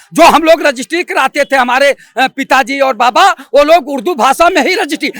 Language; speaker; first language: Hindi; native; Hindi